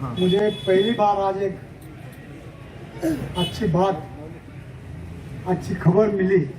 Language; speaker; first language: Urdu; native; Urdu